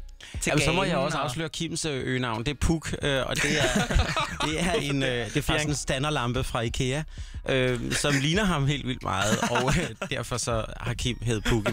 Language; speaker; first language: Danish; native; Danish